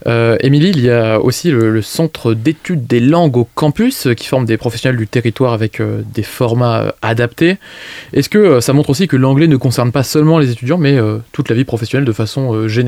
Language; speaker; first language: French; native; French